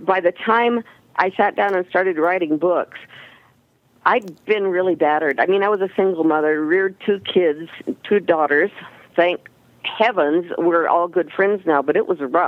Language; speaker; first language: English; native; English